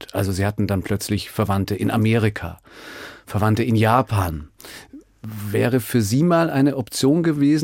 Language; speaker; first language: German; native; German